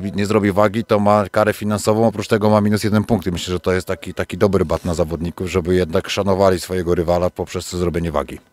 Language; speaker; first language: Polish; native; Polish